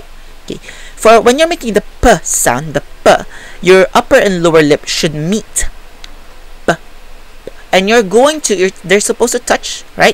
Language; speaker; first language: English; non-native, local second language; Filipino